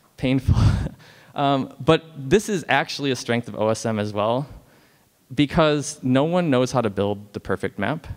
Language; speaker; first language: English; native; English